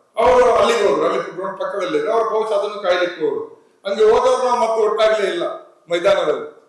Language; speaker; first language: Kannada; non-native, local second language; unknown